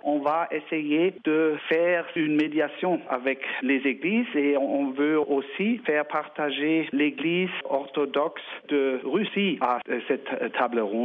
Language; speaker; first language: French; non-native, learner; German